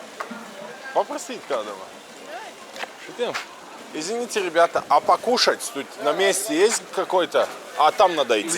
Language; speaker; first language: Russian; non-native, fluent; Latvian